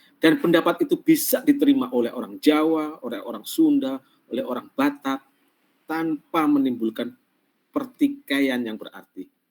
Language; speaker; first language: Indonesian; non-native, local second language; Javanese